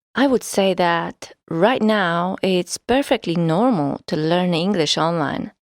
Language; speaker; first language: English; non-native, fluent; Polish